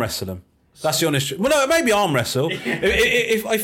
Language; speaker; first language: English; native; English